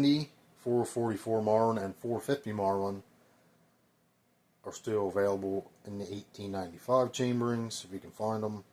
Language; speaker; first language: English; native; English